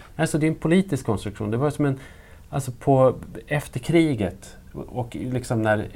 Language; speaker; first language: Swedish; native; Swedish